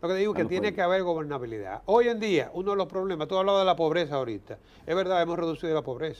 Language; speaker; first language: Spanish; native; Spanish